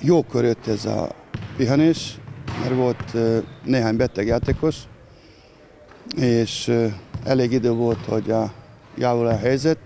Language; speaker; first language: Hungarian; non-native, learner; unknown